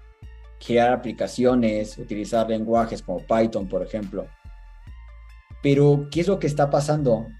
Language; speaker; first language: Spanish; native; Spanish